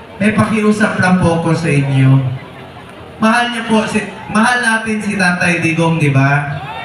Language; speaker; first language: Filipino; non-native, local second language; Cebuano